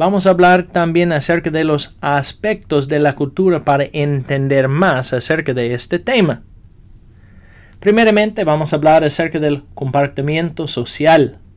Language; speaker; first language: Spanish; non-native, fluent; English